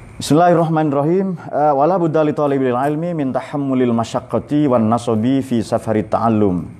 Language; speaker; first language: Indonesian; non-native, local second language; Madurese